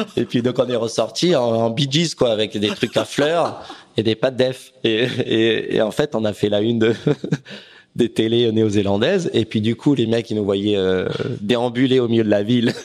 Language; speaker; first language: French; native; French